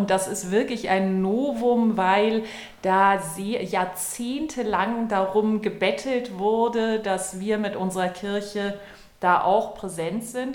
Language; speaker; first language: German; native; German